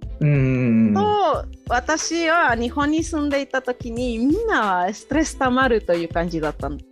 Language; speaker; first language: Japanese; non-native, fluent; Spanish